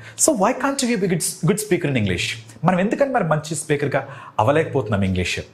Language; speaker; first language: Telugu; native; Telugu